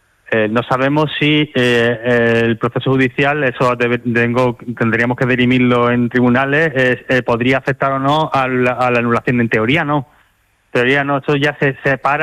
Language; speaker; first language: Spanish; native; Spanish